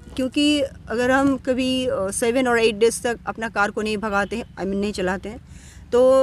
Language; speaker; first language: Hindi; non-native, local second language; Bangla